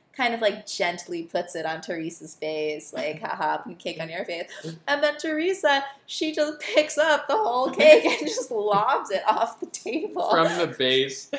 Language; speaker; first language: English; native; English